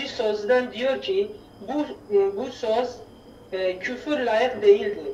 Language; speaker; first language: Turkish; non-native, learner; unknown